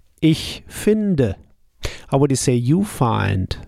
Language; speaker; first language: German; non-native, fluent; English